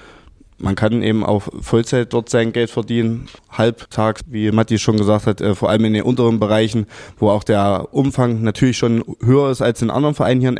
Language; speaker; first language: German; native; German